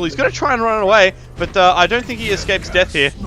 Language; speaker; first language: English; native; English